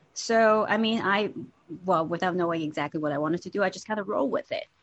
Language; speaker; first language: English; non-native, local second language; Cantonese